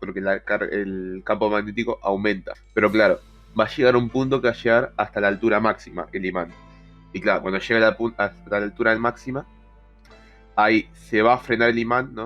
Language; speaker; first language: Spanish; native; Spanish